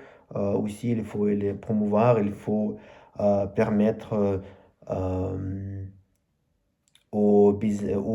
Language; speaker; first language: French; non-native, learner; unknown